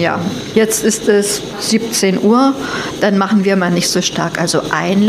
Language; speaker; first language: German; native; German